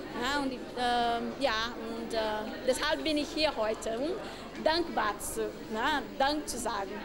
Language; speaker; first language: German; non-native, fluent; Portuguese